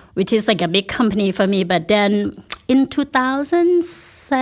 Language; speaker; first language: English; non-native, fluent; Thai